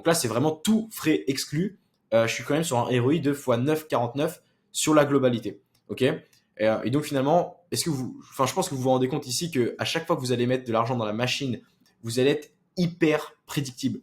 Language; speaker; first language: French; native; French